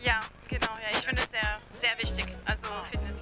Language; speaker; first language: German; non-native, fluent; French